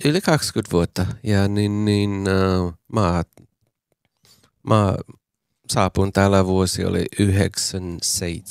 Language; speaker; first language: Finnish; non-native, learner; English